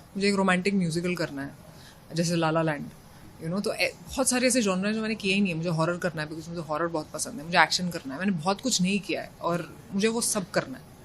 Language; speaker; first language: Hindi; native; Hindi